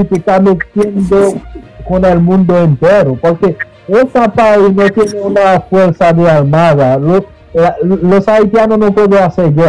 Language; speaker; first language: Spanish; non-native, fluent; Haitian Creole